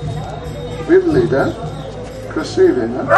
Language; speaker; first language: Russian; non-native, learner; English